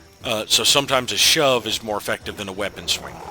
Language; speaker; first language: English; native; English